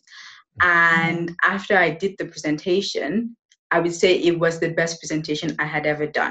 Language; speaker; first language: English; non-native, local second language; Yoruba